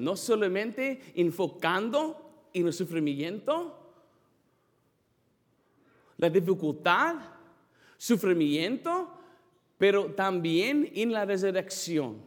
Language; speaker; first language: Spanish; non-native, fluent; English